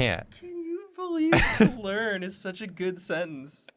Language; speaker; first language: English; native; English